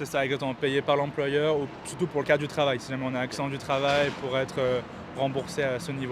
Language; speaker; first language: French; native; French